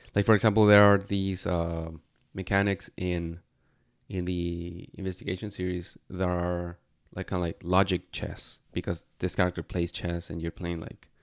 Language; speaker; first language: English; non-native, fluent; Spanish